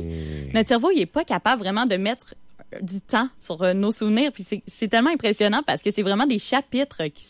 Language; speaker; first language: French; native; French